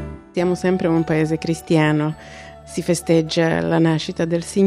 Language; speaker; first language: Italian; non-native, fluent; Bulgarian